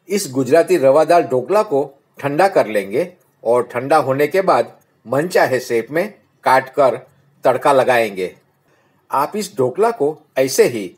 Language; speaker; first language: Hindi; non-native, local second language; Gujarati